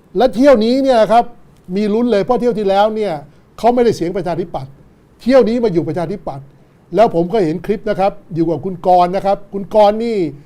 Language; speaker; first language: Thai; native; Thai